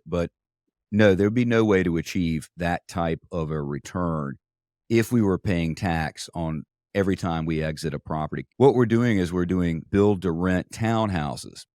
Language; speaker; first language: English; native; English